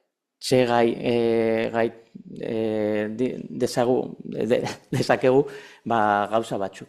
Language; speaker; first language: Basque; non-native, local second language; Spanish